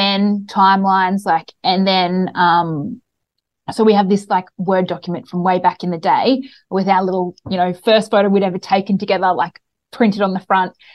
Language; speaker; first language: English; native; English